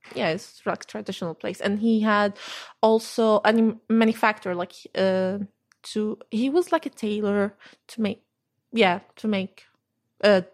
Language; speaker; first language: English; non-native, fluent; Arabic